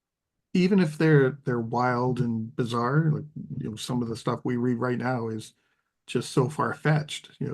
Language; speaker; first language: English; native; English